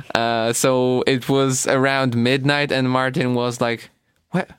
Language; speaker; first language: English; non-native, fluent; Polish